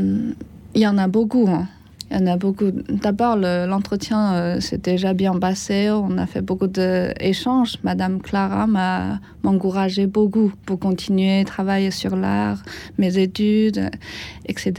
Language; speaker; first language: French; non-native, learner; Chinese